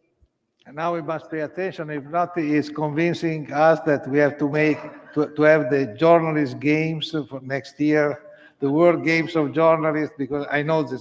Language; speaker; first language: English; non-native, learner; Italian